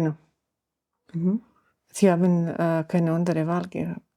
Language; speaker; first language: German; non-native, learner; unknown